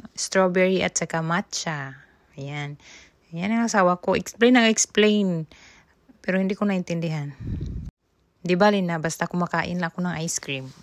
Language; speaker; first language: Filipino; native; Filipino